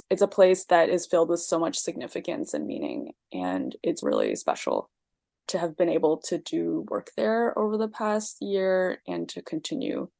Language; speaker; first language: English; native; English